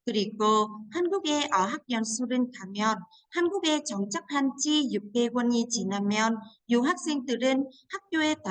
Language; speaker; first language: Korean; non-native, fluent; Vietnamese